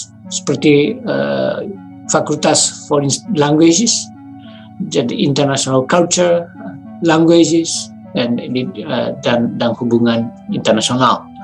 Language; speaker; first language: Indonesian; non-native, fluent; Japanese